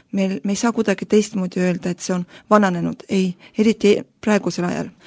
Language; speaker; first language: Estonian; non-native, local second language; Russian